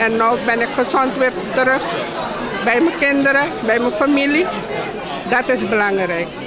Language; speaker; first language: Dutch; non-native, fluent; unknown